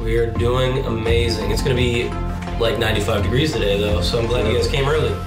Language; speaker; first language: English; native; English